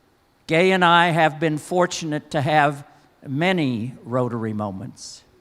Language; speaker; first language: English; native; English